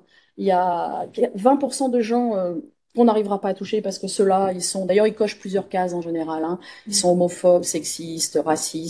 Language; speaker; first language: French; native; French